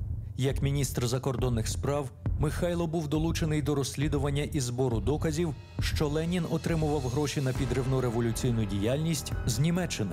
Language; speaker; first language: Ukrainian; native; Ukrainian